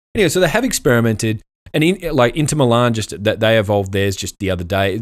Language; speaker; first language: English; native; English